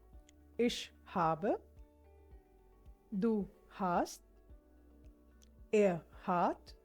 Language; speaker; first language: German; non-native, fluent; Hindi